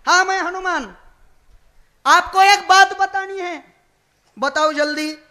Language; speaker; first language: Hindi; non-native, local second language; Marathi